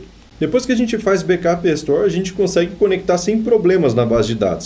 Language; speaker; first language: Portuguese; native; Portuguese